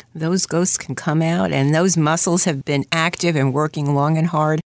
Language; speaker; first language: English; native; English